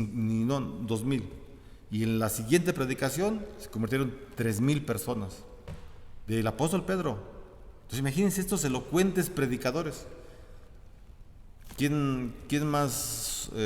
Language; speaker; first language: Spanish; native; Spanish